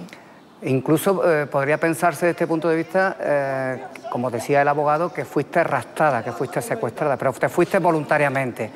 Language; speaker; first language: Spanish; native; Spanish